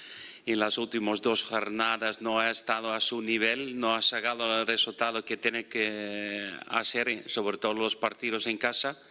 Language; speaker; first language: Spanish; non-native, fluent; Dutch